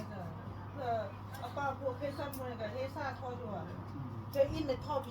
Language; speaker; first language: Korean; non-native, learner; Lao